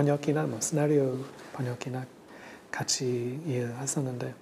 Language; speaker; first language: Korean; non-native, fluent; English